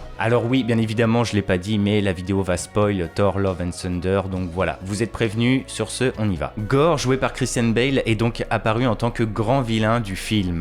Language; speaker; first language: French; native; French